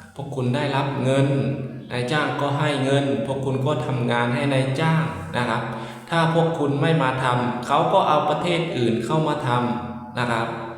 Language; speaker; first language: Thai; native; Thai